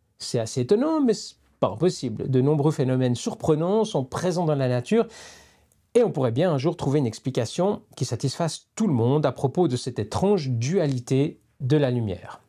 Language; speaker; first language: French; native; French